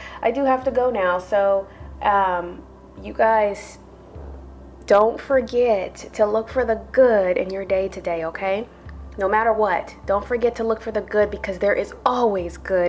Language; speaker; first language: English; native; English